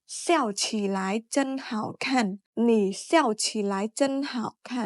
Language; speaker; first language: Chinese; non-native, fluent; Khmer